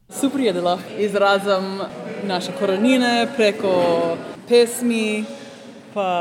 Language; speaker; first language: Slovenian; early bilingual, heritage; Slovenian